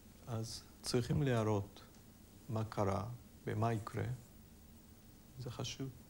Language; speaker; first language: Hebrew; non-native, fluent; Japanese